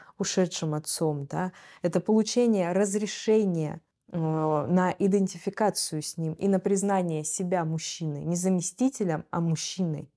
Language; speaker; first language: Russian; native; Russian